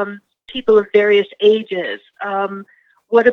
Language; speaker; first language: English; native; English